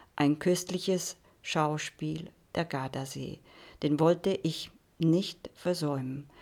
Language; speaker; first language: German; non-native, fluent; Italian